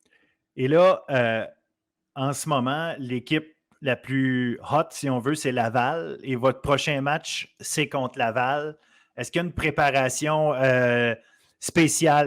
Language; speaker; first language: French; native; French